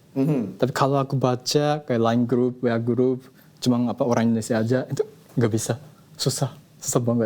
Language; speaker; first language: Indonesian; non-native, fluent; Japanese